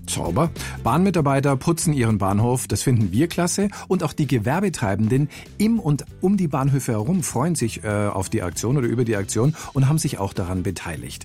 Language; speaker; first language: German; native; German